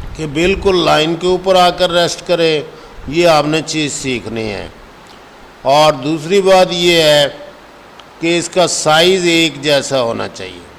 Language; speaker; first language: Urdu; non-native, local second language; Punjabi